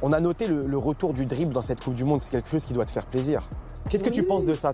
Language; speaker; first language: French; native; French